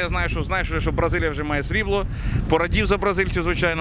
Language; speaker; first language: Ukrainian; native; Ukrainian